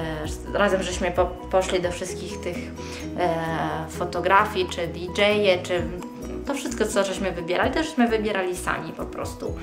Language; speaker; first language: Polish; early bilingual, heritage; Polish